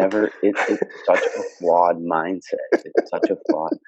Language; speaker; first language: English; native; English